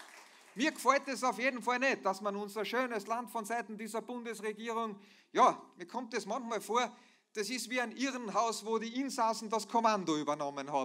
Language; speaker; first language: German; native; German